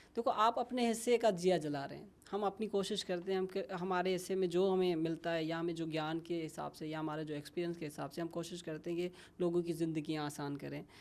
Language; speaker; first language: Urdu; non-native, local second language; Sindhi